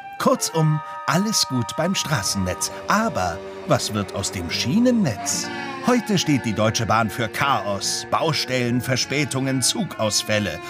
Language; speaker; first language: German; native; German